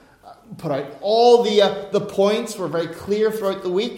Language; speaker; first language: English; native; English